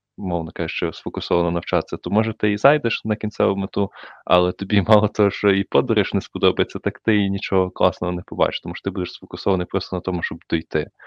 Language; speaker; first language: Ukrainian; native; Ukrainian